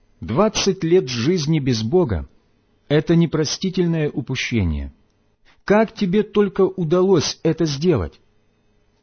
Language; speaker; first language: Russian; native; Russian